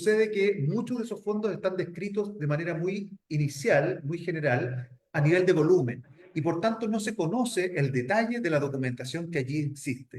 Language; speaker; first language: Spanish; native; Spanish